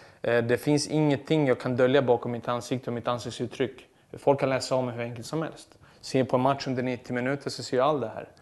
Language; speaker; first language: Swedish; early bilingual, other home language; Serbian